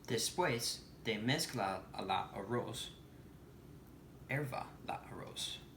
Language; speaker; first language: Spanish; non-native, learner; English